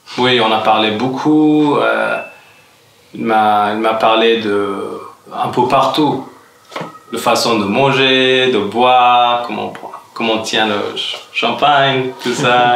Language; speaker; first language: French; non-native, fluent; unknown